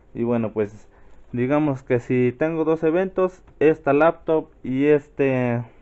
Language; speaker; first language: Spanish; native; Spanish